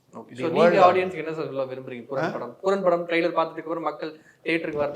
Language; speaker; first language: Tamil; native; Tamil